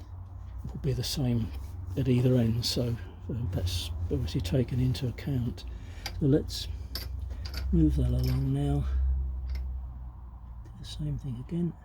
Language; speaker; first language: English; native; English